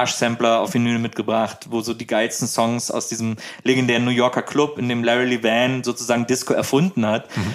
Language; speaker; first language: German; native; German